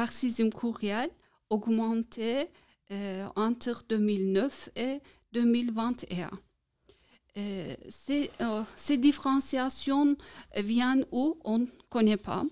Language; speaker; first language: French; non-native, learner; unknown